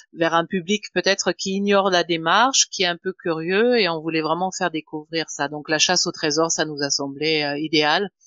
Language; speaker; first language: French; non-native, fluent; German